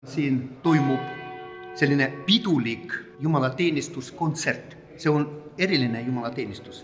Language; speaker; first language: Estonian; non-native, fluent; Russian